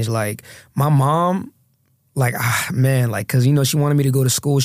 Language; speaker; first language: English; native; English